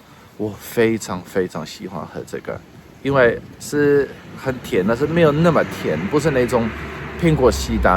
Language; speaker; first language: Chinese; non-native, fluent; Dutch